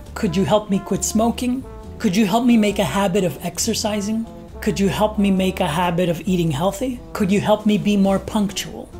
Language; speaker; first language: English; native; English